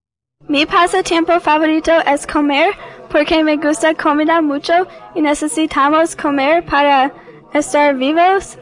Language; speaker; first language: Spanish; non-native, learner; English